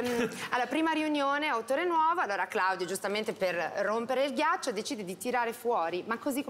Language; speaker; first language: Italian; native; Italian